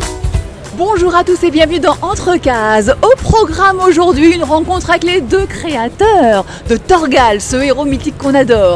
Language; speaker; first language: French; native; French